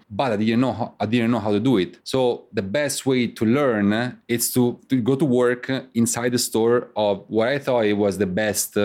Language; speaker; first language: English; non-native, fluent; Italian